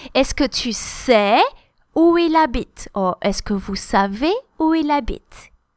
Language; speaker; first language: French; native; French